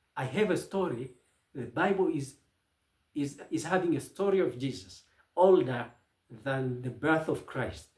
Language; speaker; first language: English; non-native, local second language; Swahili